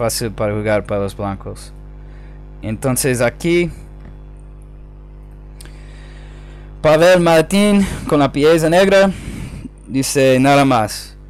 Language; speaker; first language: Spanish; non-native, fluent; English